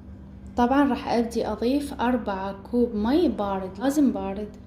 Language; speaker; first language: Arabic; native; Arabic